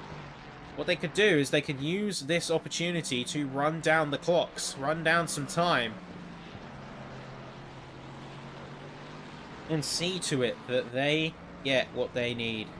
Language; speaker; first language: English; native; English